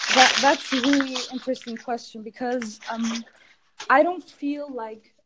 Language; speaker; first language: English; non-native, fluent; German